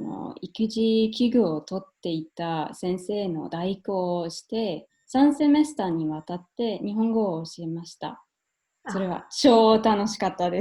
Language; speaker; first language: Japanese; non-native, fluent; German